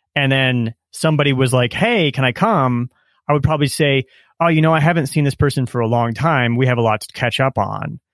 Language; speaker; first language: English; native; English